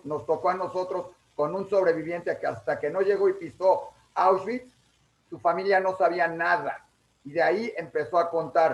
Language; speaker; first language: Spanish; native; Spanish